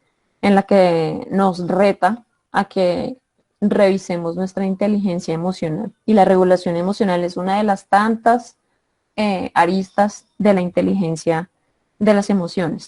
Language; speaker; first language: Spanish; native; Spanish